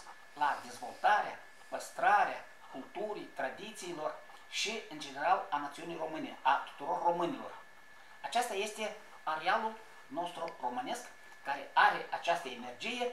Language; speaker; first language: Romanian; native; Romanian